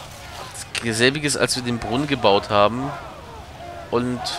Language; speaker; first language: German; native; German